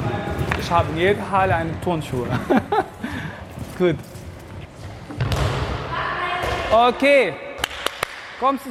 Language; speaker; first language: German; non-native, fluent; Arabic